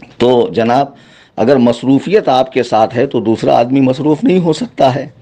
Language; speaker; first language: Urdu; native; Urdu